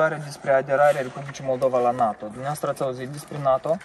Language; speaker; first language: Romanian; native; Romanian